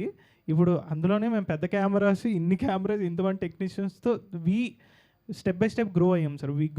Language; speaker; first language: Telugu; native; Telugu